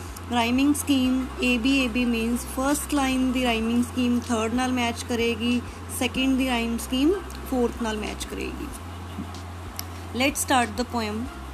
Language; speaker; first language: English; non-native, local second language; Punjabi